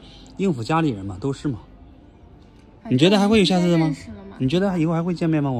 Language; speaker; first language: Chinese; native; Chinese